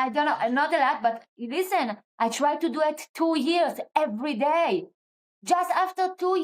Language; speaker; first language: English; non-native, learner; Hebrew